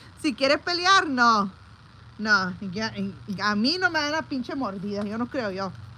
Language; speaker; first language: Spanish; early bilingual, heritage; Spanish